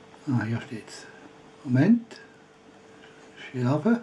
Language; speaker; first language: German; non-native, learner; Russian